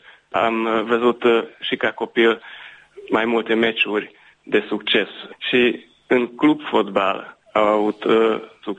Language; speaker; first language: Romanian; early bilingual, heritage; Romanian